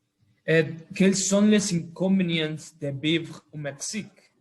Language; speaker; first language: French; non-native, learner; Spanish